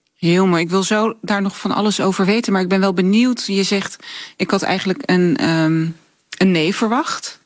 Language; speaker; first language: Dutch; native; Dutch